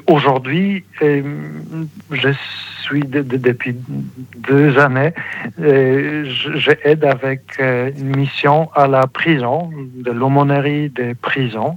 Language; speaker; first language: French; non-native, fluent; Polish